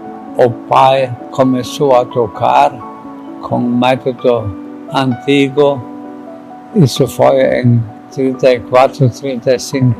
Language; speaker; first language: Portuguese; non-native, fluent; German